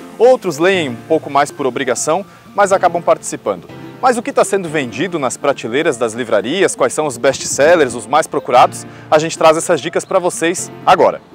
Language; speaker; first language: Portuguese; native; Portuguese